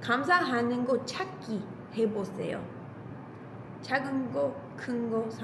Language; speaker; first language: Korean; non-native, learner; English